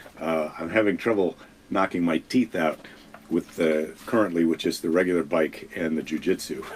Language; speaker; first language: English; native; English